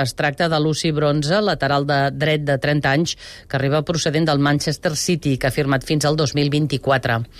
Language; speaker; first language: Catalan; native; Catalan